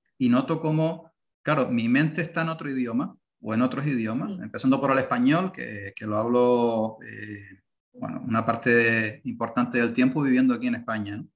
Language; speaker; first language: Spanish; native; Spanish